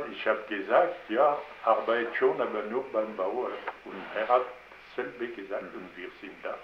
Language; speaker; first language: German; non-native, fluent; French